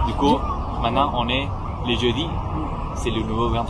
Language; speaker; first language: French; non-native, fluent; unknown